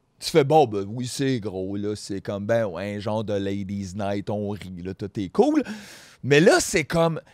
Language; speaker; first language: French; native; French